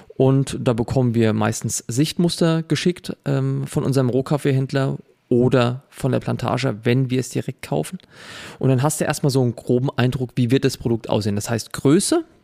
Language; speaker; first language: German; native; German